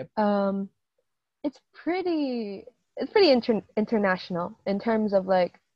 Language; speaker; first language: English; native; English